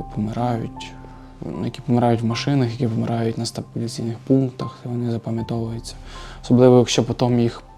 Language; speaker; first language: Ukrainian; native; Ukrainian